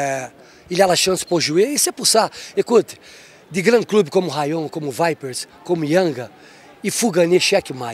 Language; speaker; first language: French; non-native, fluent; Portuguese